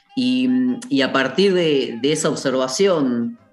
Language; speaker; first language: Spanish; native; Spanish